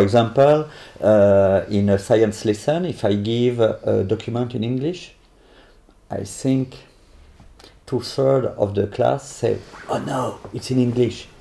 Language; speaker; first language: English; non-native, learner; French